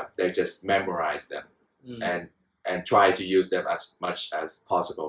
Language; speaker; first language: English; non-native, fluent; Vietnamese